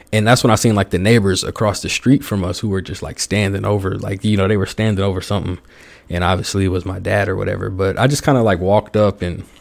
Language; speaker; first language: English; native; English